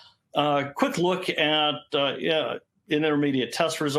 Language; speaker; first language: English; native; English